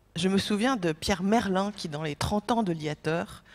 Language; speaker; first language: French; non-native, fluent; Polish